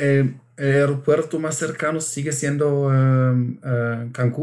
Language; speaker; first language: Spanish; non-native, fluent; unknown